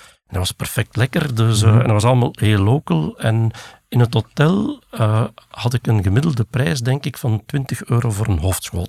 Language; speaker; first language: Dutch; native; Dutch